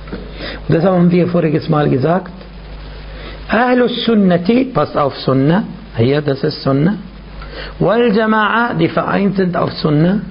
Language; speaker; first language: German; non-native, fluent; Arabic